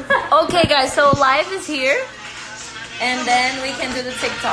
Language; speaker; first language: English; non-native, fluent; Portuguese